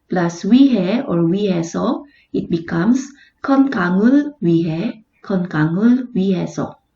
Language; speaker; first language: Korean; non-native, fluent; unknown